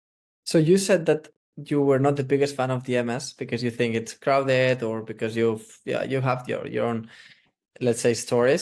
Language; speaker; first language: English; non-native, fluent; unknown